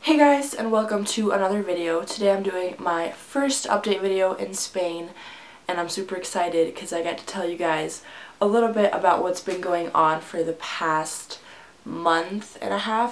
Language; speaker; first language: English; non-native, fluent; Finnish